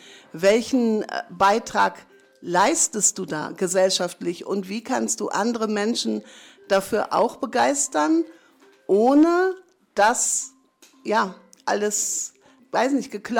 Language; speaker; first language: German; native; German